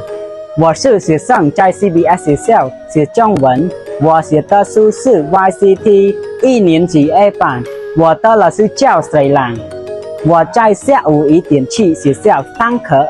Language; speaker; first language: Chinese; non-native, learner; Khmer